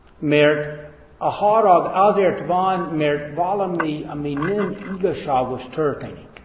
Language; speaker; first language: Hungarian; non-native, fluent; English